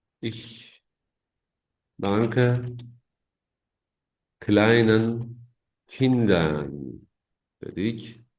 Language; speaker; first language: German; non-native, fluent; Turkish